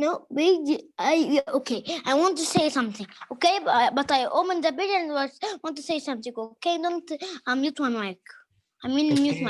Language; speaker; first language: English; non-native, learner; Arabic